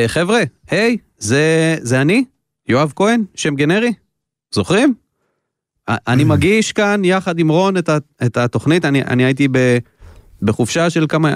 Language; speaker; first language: Hebrew; native; Hebrew